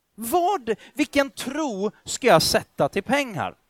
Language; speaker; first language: Swedish; native; Swedish